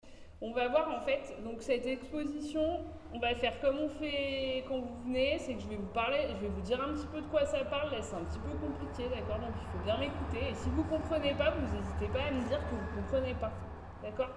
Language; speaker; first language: French; native; French